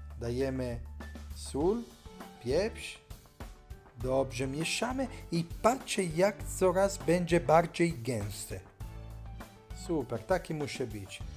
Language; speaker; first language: Polish; non-native, learner; Italian